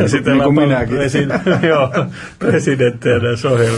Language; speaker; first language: Finnish; native; Finnish